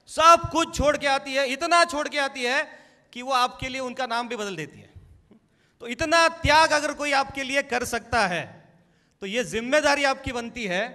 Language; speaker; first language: Hindi; non-native, local second language; Marathi